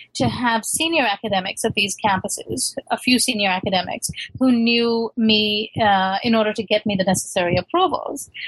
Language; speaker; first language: English; non-native, local second language; Urdu